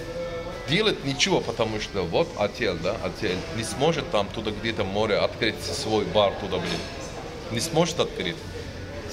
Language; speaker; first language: Russian; non-native, learner; Turkish